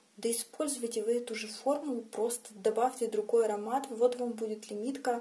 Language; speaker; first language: Russian; native; Russian